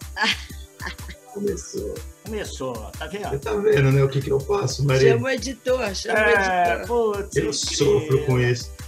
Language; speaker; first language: Portuguese; native; Portuguese